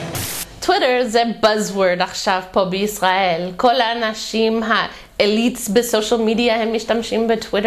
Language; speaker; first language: Hebrew; non-native, fluent; English